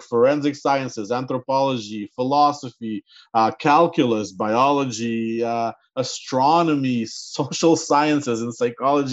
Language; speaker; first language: English; non-native, fluent; Ukrainian